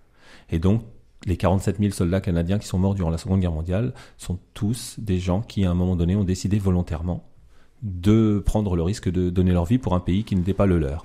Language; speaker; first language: French; native; French